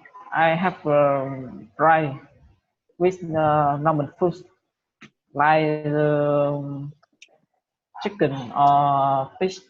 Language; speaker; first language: English; non-native, learner; Vietnamese